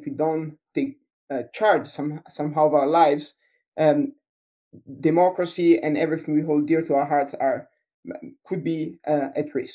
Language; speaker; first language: English; non-native, fluent; Italian